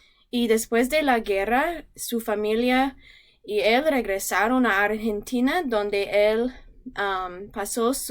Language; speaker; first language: Spanish; non-native, learner; English